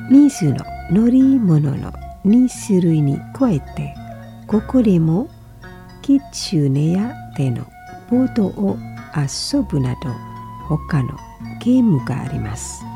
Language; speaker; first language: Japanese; non-native, fluent; Indonesian